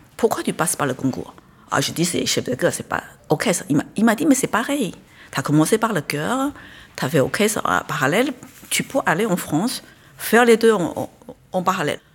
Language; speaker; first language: French; non-native, fluent; Chinese